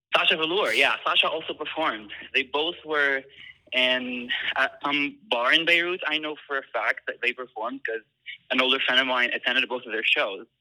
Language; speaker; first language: English; non-native, fluent; Arabic